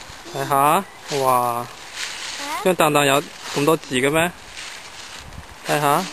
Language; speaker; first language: Cantonese; native; Cantonese